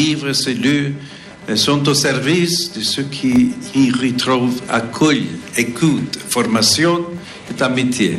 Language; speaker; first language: French; non-native, fluent; English